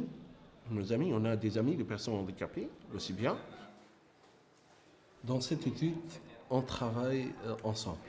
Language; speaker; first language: French; non-native, local second language; Arabic